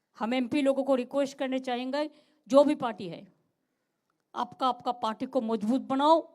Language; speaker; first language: Hindi; non-native, local second language; Bangla